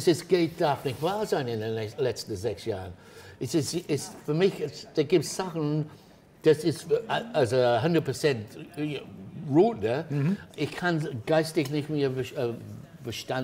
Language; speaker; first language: German; non-native, learner; English